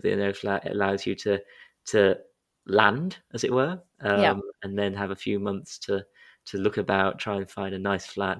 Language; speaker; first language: English; native; English